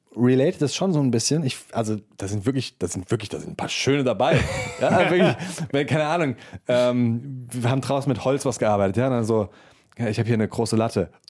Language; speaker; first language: German; native; German